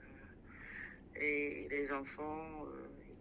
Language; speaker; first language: French; non-native, local second language; Sango